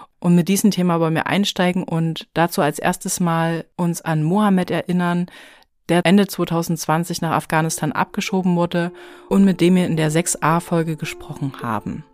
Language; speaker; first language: German; native; German